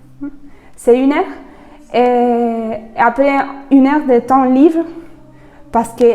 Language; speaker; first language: French; non-native, fluent; Spanish